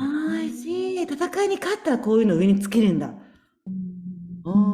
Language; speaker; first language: Japanese; native; Japanese